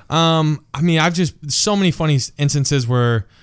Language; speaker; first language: English; native; English